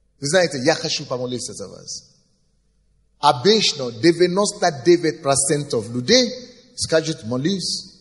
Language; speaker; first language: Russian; non-native, fluent; Yoruba